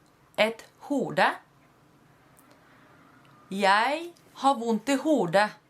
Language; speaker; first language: Norwegian; non-native, fluent; Spanish